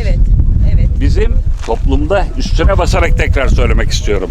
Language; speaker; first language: Turkish; native; Turkish